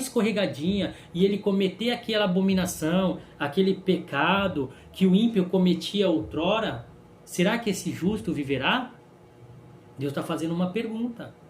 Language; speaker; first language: Portuguese; native; Portuguese